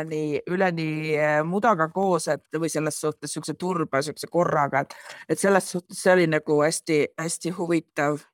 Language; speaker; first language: Estonian; native; Estonian